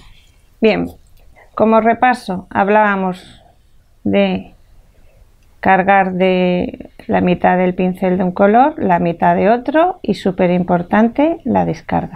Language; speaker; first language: Spanish; native; Spanish